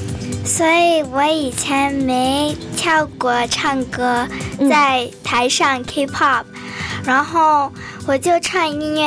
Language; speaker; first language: Chinese; early bilingual, other home language; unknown